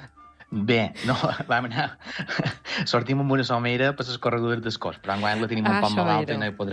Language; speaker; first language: Catalan; native; Catalan